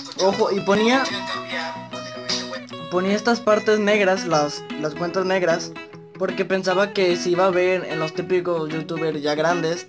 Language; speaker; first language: Spanish; native; Spanish